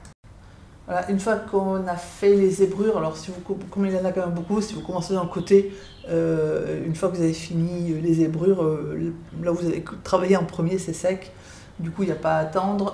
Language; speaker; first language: French; native; French